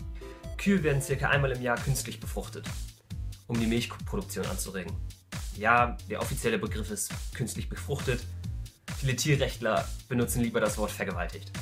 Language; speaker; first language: German; native; German